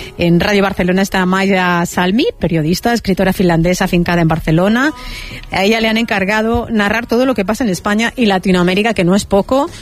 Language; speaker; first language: Spanish; native; Spanish